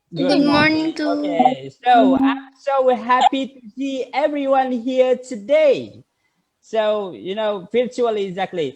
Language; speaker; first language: English; non-native, fluent; Indonesian